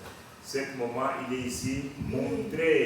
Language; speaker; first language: French; non-native, learner; Portuguese